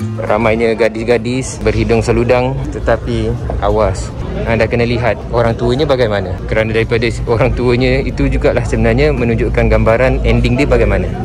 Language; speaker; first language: Malay; native; Malay